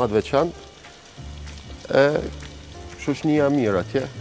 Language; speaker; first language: Albanian; early bilingual, heritage; Albanian